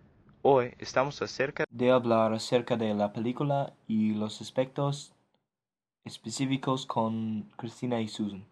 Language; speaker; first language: Spanish; non-native, learner; English